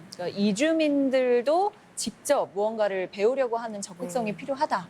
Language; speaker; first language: Korean; native; Korean